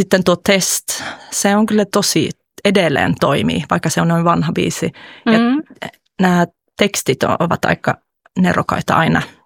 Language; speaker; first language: Finnish; early bilingual, heritage; Finnish